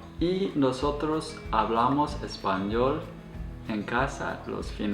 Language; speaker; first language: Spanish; non-native, fluent; English